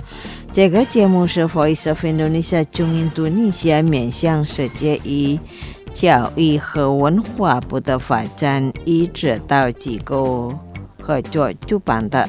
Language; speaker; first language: Chinese; non-native, fluent; Indonesian